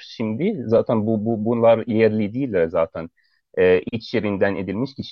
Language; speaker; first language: Turkish; non-native, fluent; Arabic